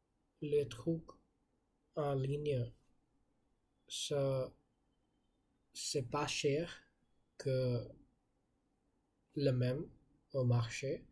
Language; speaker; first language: French; non-native, learner; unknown